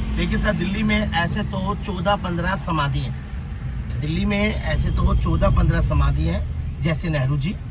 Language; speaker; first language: Hindi; native; Hindi